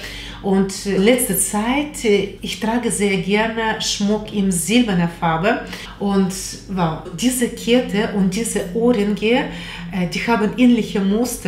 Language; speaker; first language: German; non-native, fluent; Russian